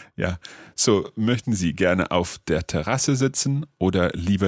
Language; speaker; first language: German; non-native, fluent; English